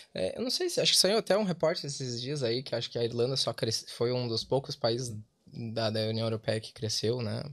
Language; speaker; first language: Portuguese; native; Portuguese